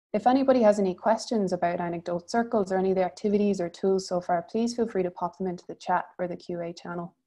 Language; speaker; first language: English; native; English